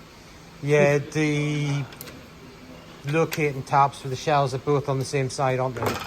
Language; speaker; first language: English; native; English